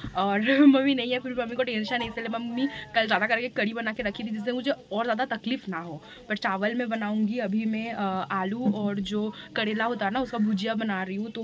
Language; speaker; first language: Hindi; non-native, local second language; Bangla